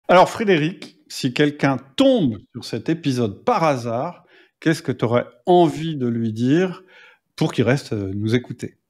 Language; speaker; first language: French; native; French